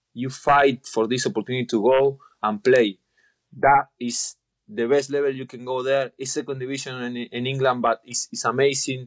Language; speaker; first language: English; non-native, fluent; Spanish